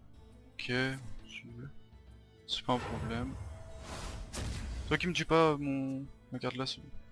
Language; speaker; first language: French; native; French